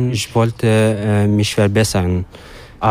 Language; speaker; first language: German; non-native, learner; Arabic